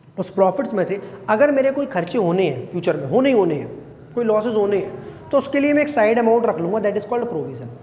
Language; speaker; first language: Hindi; native; Hindi